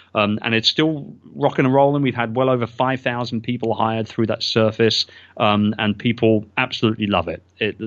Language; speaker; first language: English; native; English